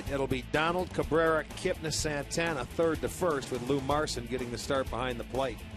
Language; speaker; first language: English; native; English